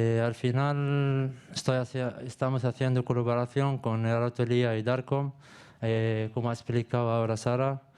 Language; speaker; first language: Spanish; non-native, learner; Arabic